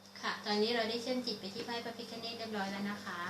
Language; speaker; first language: Thai; native; Thai